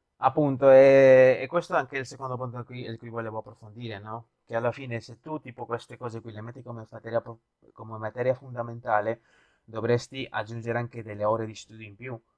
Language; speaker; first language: Italian; non-native, fluent; Spanish